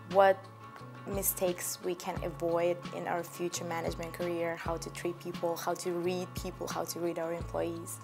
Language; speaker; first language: English; non-native, fluent; Russian